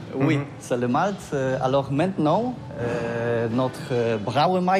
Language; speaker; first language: French; non-native, learner; Polish